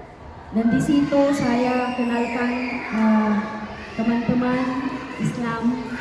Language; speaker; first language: Indonesian; non-native, learner; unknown